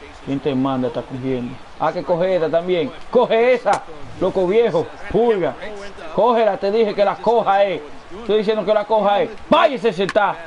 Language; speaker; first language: Spanish; early bilingual, heritage; Spanish